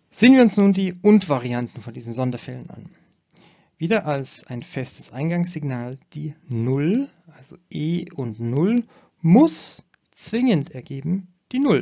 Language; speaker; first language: German; native; German